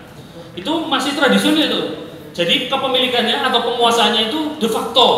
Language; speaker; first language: Indonesian; native; Indonesian